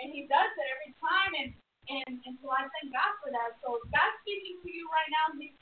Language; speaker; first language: English; non-native, fluent; Spanish